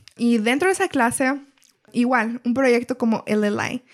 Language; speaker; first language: Spanish; early bilingual, heritage; Spanish